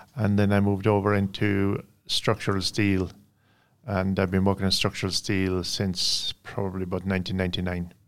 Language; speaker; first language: English; native; English